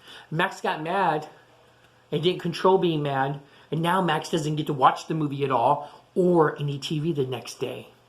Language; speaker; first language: English; native; English